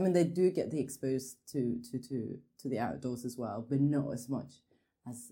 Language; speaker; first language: English; non-native, fluent; Norwegian